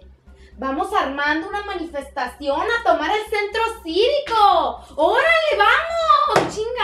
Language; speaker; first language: Spanish; native; Spanish